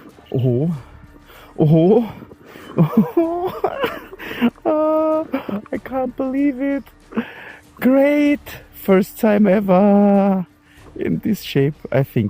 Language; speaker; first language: English; non-native, learner; German